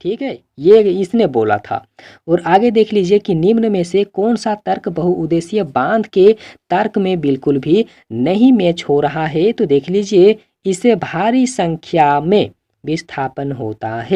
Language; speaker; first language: Hindi; native; Hindi